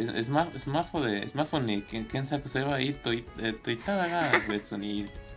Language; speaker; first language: Japanese; non-native, learner; Spanish